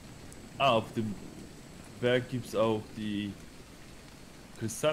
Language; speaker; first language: German; non-native, learner; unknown